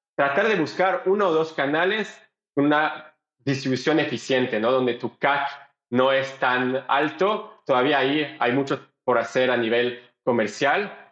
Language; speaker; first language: Spanish; non-native, fluent; French